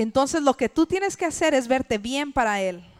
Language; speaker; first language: Spanish; early bilingual, heritage; English